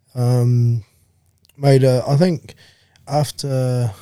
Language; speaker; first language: English; native; English